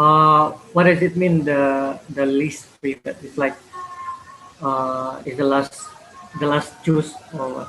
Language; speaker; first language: English; non-native, learner; Malay